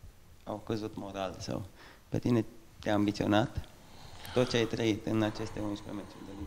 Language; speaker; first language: Romanian; native; Romanian